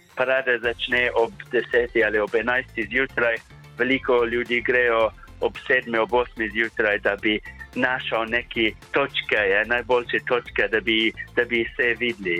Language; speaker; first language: Slovenian; non-native, learner; English